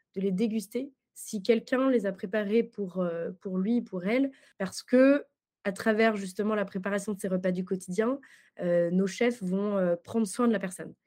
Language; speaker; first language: French; native; French